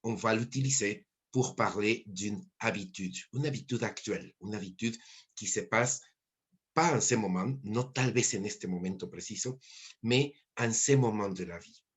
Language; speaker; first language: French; non-native, fluent; Spanish